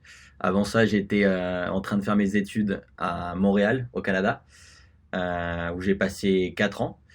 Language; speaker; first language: French; early bilingual, other home language; Spanish